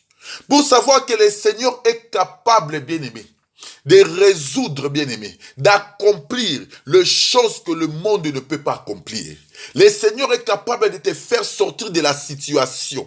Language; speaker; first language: French; non-native, local second language; Lingala